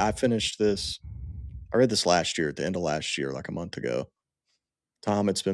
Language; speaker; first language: English; native; English